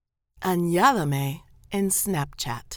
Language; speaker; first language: Spanish; non-native, learner; English